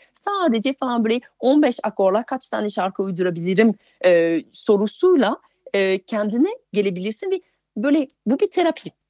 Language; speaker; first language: Turkish; non-native, fluent; French